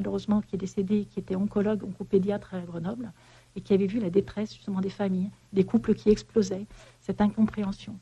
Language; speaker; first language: French; native; French